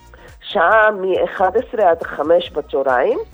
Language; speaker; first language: Hebrew; non-native, fluent; Korean